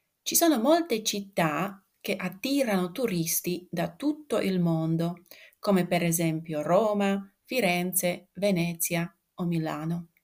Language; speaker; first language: Italian; non-native, fluent; Slovak